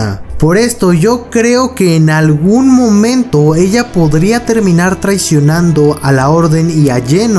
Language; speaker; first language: Spanish; native; Spanish